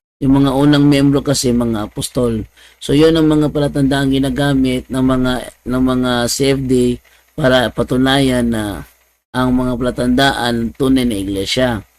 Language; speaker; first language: Filipino; non-native, local second language; Cebuano